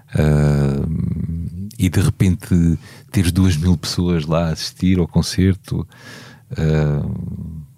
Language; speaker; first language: Portuguese; native; Portuguese